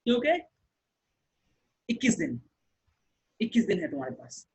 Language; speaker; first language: Hindi; non-native, local second language; Bangla